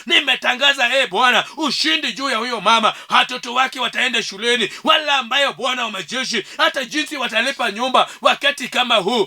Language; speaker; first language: Swahili; non-native, local second language; Luo (Kenya and Tanzania)